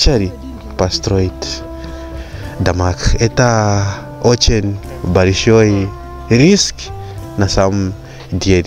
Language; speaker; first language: Russian; non-native, fluent; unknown